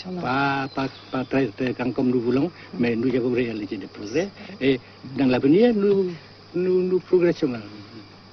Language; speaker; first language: French; non-native, local second language; Vietnamese